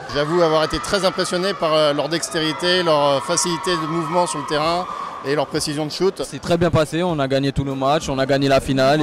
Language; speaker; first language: French; native; French